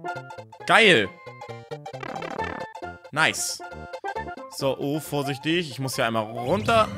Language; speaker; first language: German; native; German